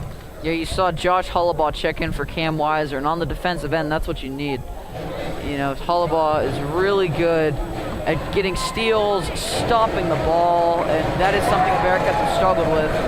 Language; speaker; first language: English; native; English